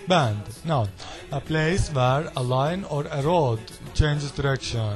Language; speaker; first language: English; non-native, learner; Turkish